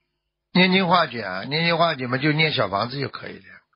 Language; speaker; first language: Chinese; native; Chinese